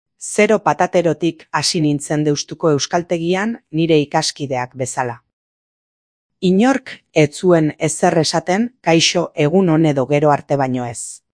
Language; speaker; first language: Basque; non-native, fluent; English